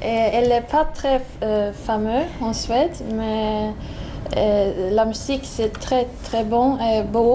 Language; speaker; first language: French; non-native, learner; Swedish